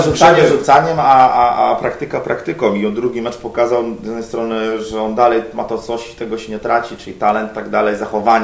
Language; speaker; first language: Polish; native; Polish